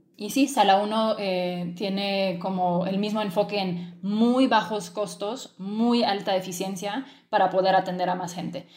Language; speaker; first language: Spanish; early bilingual, other home language; French